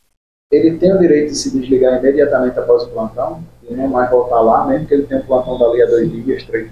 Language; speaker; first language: Portuguese; native; Portuguese